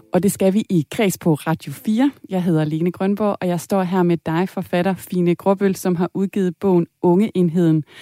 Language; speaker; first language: Danish; native; Danish